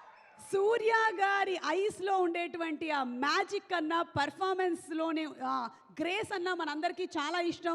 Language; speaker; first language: Telugu; native; Telugu